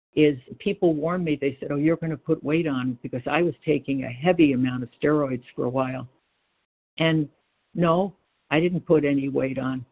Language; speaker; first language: English; native; English